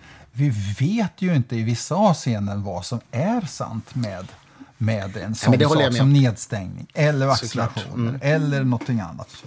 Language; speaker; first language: Swedish; native; Swedish